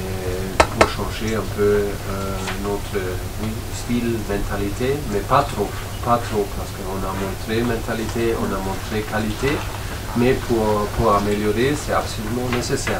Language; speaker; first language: French; non-native, fluent; German